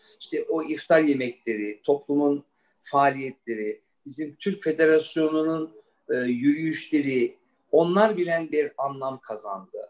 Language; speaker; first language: Turkish; early bilingual, heritage; Turkish